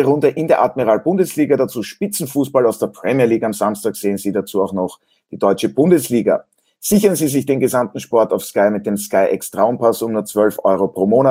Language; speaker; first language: German; native; German